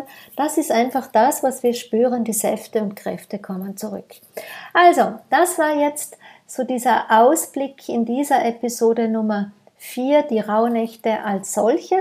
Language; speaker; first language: German; native; German